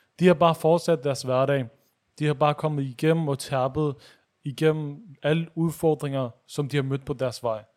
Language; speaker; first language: Danish; early bilingual, other home language; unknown